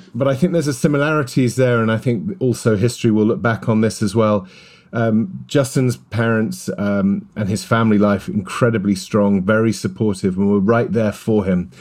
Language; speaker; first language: English; native; English